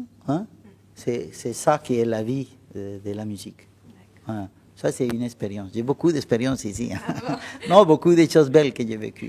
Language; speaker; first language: French; non-native, fluent; Spanish